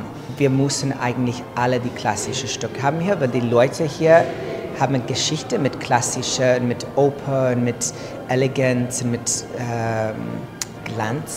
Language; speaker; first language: German; non-native, fluent; English